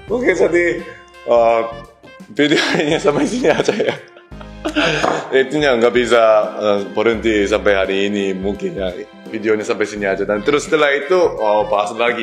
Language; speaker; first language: Indonesian; non-native, learner; Korean